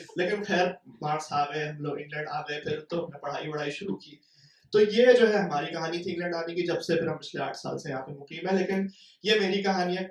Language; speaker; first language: Urdu; native; Urdu